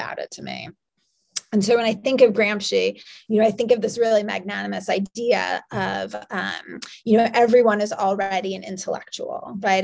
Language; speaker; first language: English; native; English